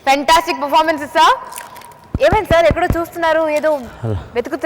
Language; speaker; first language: Telugu; native; Telugu